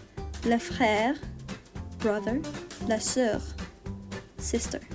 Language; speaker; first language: French; non-native, learner; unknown